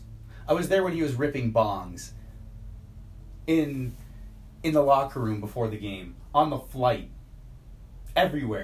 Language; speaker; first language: English; native; English